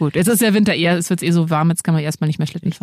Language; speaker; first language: German; native; German